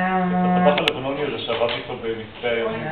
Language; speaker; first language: Hebrew; native; Hebrew